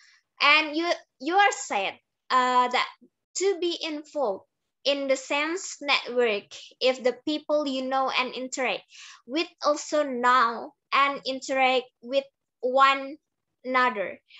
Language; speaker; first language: English; non-native, learner; Indonesian